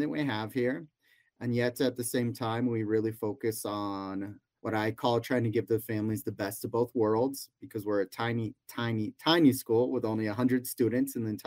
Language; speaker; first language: English; native; English